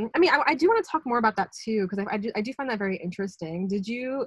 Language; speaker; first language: English; native; English